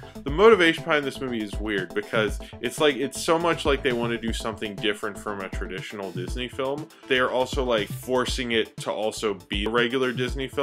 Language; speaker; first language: English; native; English